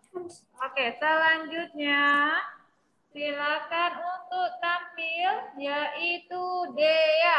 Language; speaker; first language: Indonesian; native; Indonesian